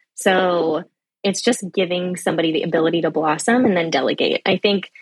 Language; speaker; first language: English; native; English